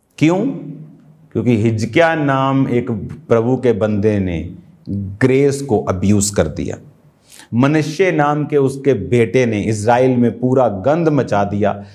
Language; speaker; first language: Hindi; non-native, local second language; Punjabi